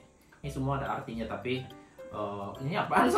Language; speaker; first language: Indonesian; native; Indonesian